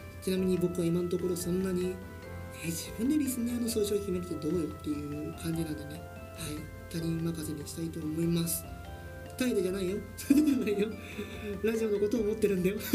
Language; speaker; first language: Japanese; native; Japanese